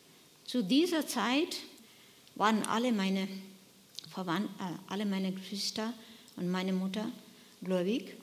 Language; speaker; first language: German; non-native, learner; Nepali